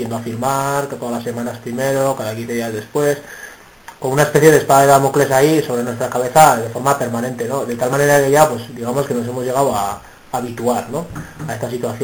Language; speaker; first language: Spanish; native; Spanish